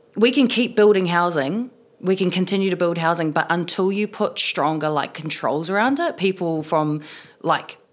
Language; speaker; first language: English; native; English